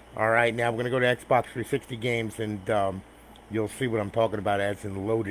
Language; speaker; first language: English; native; English